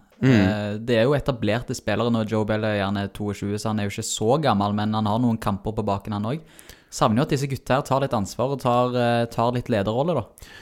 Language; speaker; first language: Norwegian; native; Norwegian